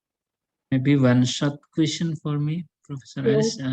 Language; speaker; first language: English; non-native, learner; Indonesian